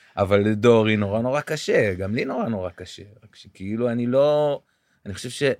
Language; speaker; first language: Hebrew; native; Hebrew